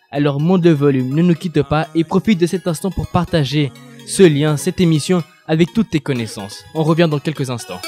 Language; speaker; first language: French; non-native, fluent; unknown